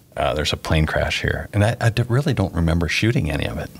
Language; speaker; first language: English; native; English